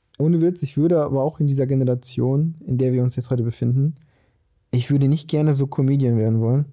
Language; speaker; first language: German; early bilingual, other home language; Portuguese